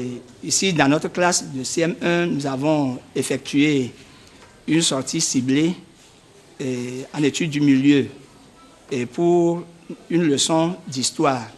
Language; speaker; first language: French; native; French